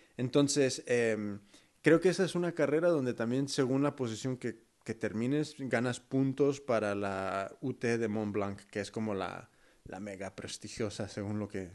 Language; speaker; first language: Spanish; early bilingual, heritage; Spanish